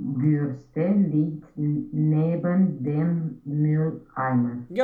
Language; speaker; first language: German; non-native, learner; Romanian